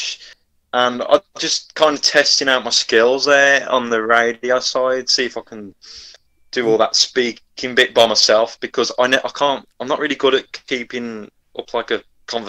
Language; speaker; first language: English; native; English